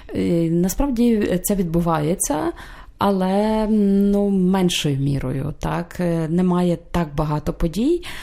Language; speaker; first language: Ukrainian; native; Ukrainian